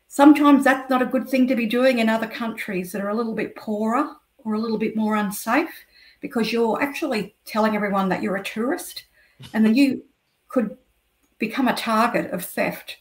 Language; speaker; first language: English; native; English